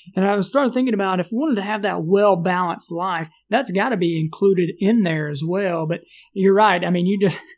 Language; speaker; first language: English; native; English